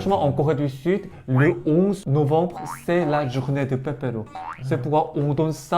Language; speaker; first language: French; non-native, learner; Korean